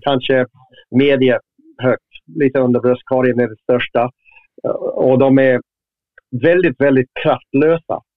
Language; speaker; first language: Swedish; non-native, fluent; English